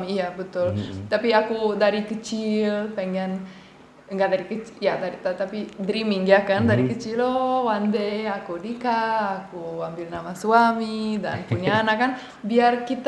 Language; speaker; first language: Indonesian; non-native, fluent; Romanian